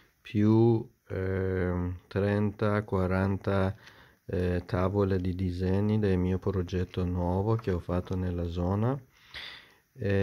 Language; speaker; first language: Italian; non-native, fluent; Persian